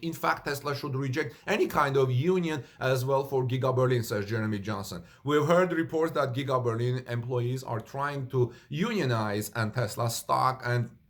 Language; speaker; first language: English; non-native, fluent; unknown